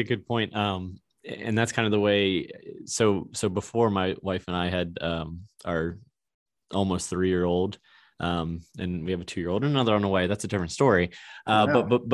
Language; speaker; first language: English; native; English